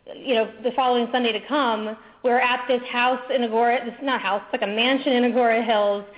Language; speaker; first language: English; native; English